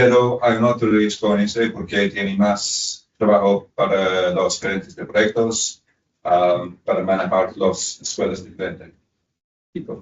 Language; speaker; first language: Spanish; non-native, fluent; English